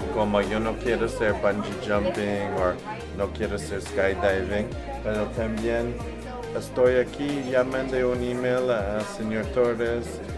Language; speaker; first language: Spanish; non-native, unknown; English